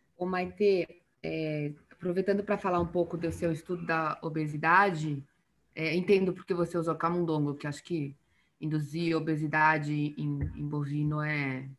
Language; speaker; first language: Portuguese; native; Portuguese